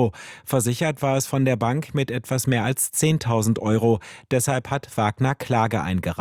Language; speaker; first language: German; native; German